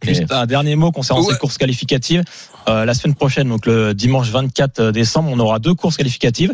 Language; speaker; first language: French; native; French